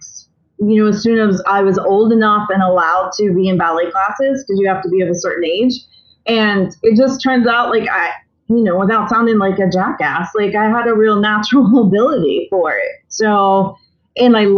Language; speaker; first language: English; native; English